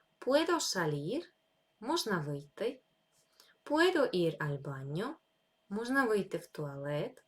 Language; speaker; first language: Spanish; non-native, fluent; Ukrainian